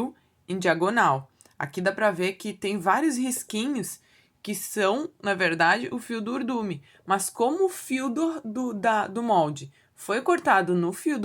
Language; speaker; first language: Portuguese; native; Portuguese